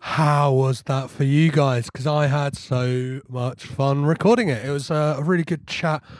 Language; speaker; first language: English; native; English